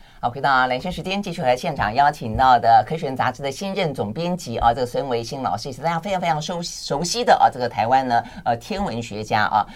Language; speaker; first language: Chinese; native; Chinese